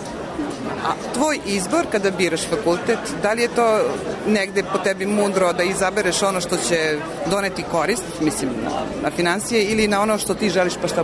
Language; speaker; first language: Serbian; native; Serbian